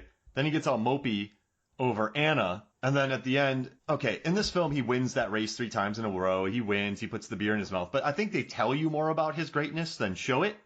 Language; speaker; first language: English; native; English